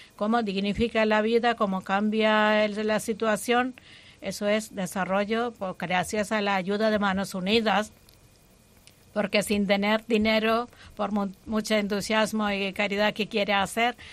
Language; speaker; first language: Spanish; non-native, fluent; Malayalam